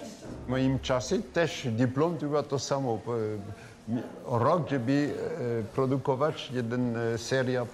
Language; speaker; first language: Polish; non-native, fluent; French